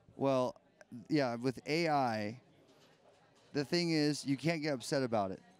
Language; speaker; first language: English; native; English